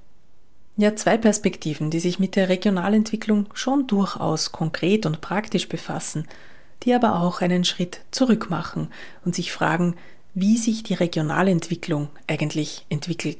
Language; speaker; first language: German; native; German